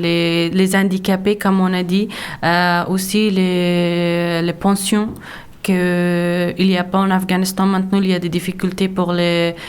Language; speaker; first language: French; non-native, learner; Persian